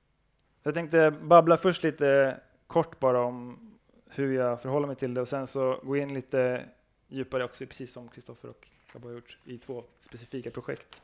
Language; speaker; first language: Swedish; native; Swedish